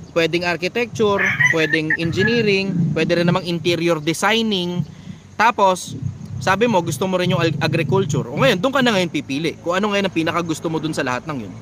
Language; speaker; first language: Filipino; native; Filipino